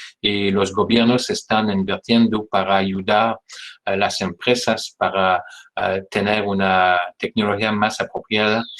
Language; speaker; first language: Spanish; non-native, fluent; French